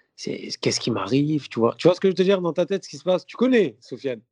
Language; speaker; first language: French; native; French